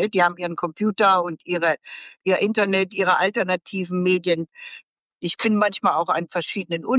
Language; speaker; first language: German; native; German